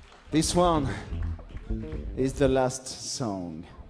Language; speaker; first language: English; non-native, learner; French